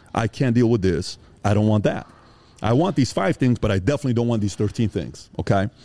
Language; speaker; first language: English; early bilingual, other home language; Persian